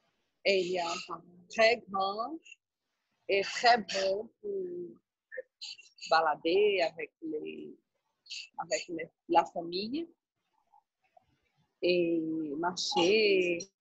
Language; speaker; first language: French; non-native, learner; Portuguese